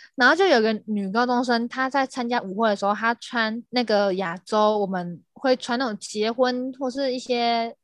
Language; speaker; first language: Chinese; native; Chinese